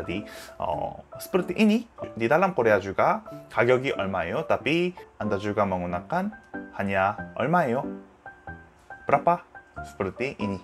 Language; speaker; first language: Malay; non-native, learner; Korean